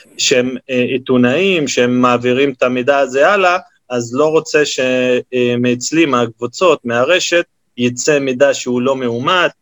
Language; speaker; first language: Hebrew; non-native, local second language; Arabic